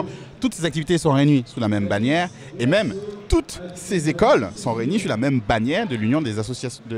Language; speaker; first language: French; native; French